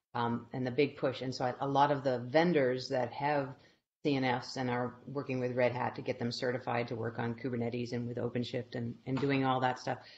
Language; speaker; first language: English; native; English